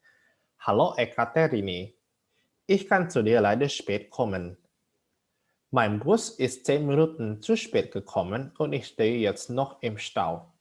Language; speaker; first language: German; non-native, fluent; Indonesian